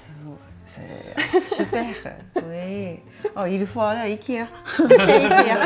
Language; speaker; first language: French; non-native, learner; Japanese